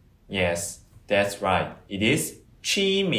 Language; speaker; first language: English; non-native, fluent; Korean